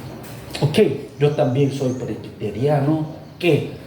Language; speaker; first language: Spanish; non-native, fluent; Korean